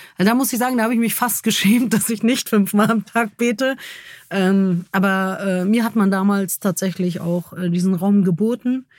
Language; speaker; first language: German; early bilingual, other home language; Kurdish